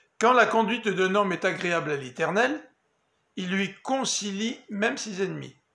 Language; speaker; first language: French; native; French